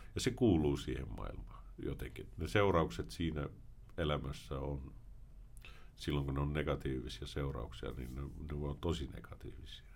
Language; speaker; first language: Finnish; early bilingual, heritage; Finnish